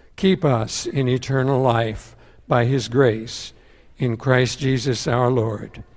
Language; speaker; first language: English; native; English